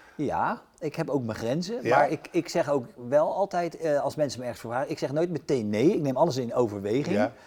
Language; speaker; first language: Dutch; native; Dutch